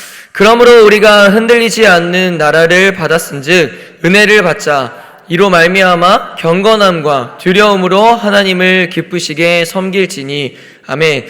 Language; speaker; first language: Korean; native; Korean